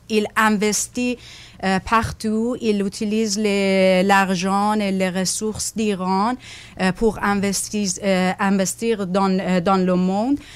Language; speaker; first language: French; non-native, fluent; Persian